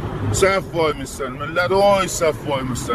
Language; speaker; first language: Persian; native; Persian